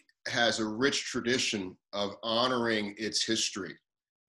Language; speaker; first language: English; native; English